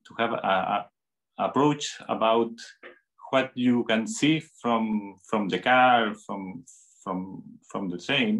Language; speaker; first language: English; non-native, fluent; Spanish